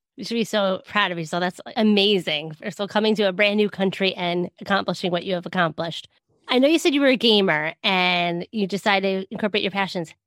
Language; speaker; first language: English; native; English